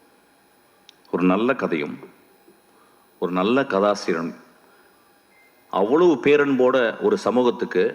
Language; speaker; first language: Tamil; native; Tamil